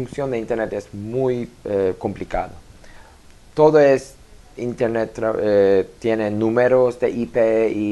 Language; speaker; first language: Spanish; non-native, learner; Turkish